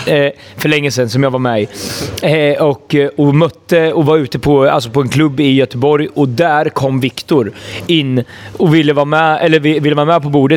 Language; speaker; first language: Swedish; native; Swedish